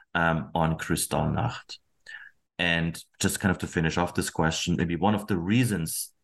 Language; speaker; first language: English; non-native, fluent; German